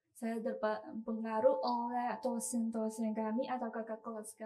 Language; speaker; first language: Indonesian; non-native, learner; Chinese